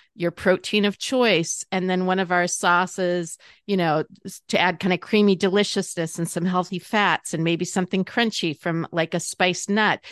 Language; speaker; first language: English; native; English